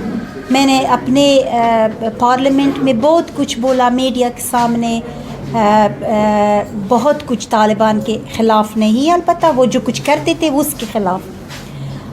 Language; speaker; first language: Hindi; non-native, learner; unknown